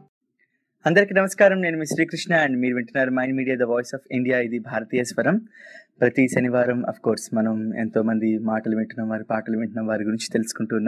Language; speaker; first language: Telugu; native; Telugu